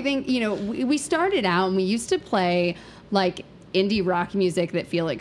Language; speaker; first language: English; native; English